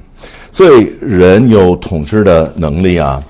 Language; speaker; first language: Chinese; non-native, fluent; English